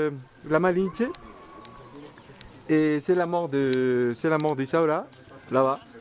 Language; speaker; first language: French; non-native, learner; Spanish